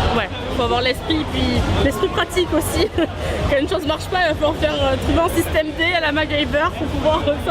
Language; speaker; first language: French; native; French